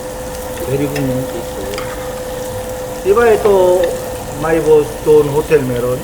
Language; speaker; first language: Filipino; non-native, learner; Korean